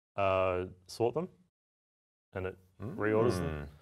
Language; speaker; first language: English; native; English